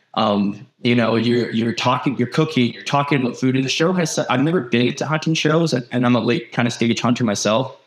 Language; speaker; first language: English; native; English